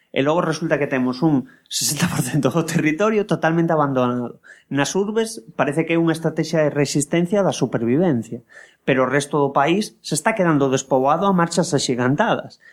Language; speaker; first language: Galician; non-native, local second language; Spanish